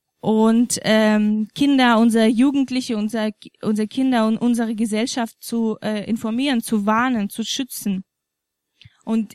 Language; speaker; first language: German; non-native, fluent; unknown